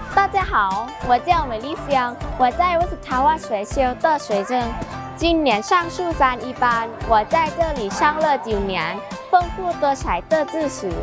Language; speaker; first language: Chinese; non-native, learner; Thai